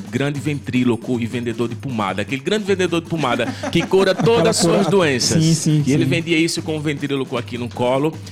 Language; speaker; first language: Portuguese; native; Portuguese